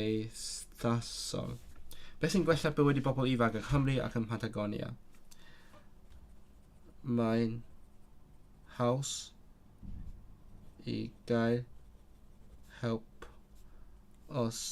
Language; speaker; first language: Welsh; non-native, learner; Cantonese